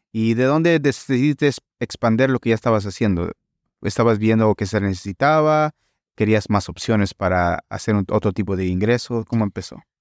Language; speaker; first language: Spanish; native; Spanish